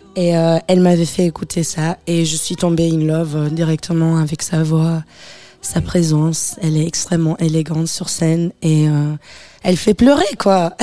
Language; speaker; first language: French; early bilingual, other home language; Portuguese